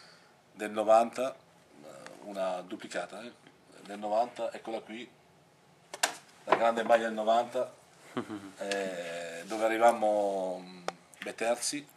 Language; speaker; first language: Italian; early bilingual, heritage; French